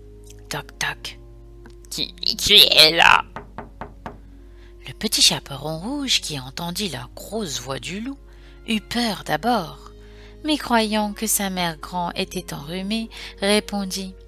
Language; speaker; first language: French; native; French